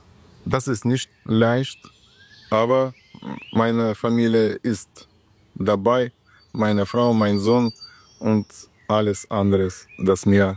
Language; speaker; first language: German; non-native, learner; Russian